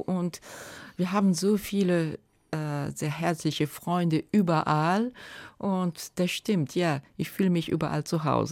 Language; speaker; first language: German; non-native, fluent; Japanese